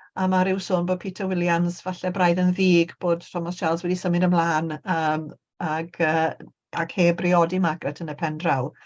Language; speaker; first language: Welsh; native; Welsh